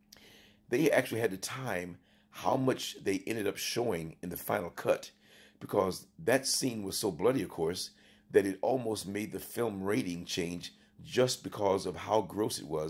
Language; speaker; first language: English; native; English